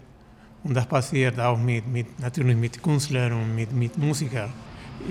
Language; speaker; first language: German; non-native, learner; Spanish